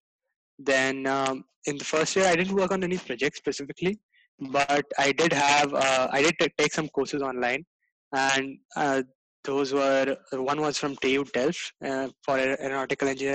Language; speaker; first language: English; non-native, local second language; Gujarati